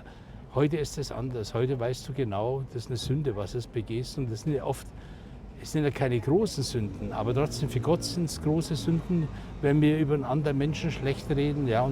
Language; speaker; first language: German; native; German